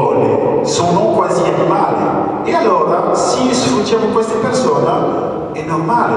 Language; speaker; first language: Italian; early bilingual, other home language; French